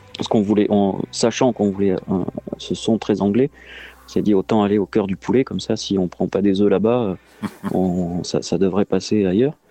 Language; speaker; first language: French; native; French